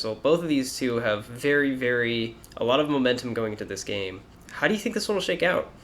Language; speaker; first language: English; native; English